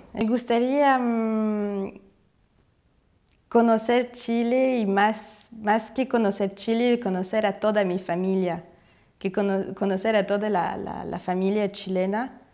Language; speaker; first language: Spanish; non-native, fluent; Russian